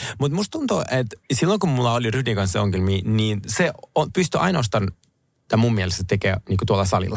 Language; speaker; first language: Finnish; early bilingual, other home language; Russian